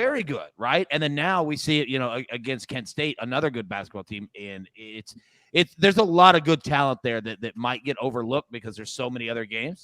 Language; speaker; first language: English; native; English